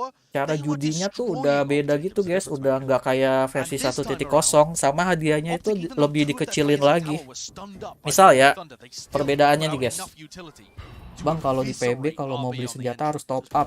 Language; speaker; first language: Indonesian; native; Indonesian